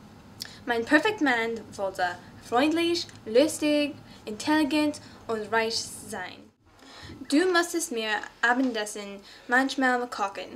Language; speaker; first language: German; non-native, learner; English